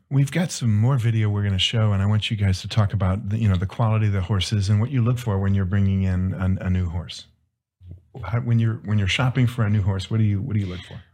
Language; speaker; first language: English; native; English